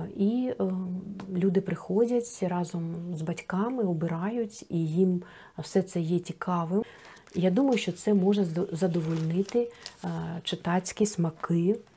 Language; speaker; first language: Ukrainian; non-native, local second language; Russian